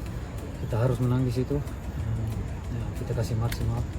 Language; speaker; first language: Indonesian; non-native, fluent; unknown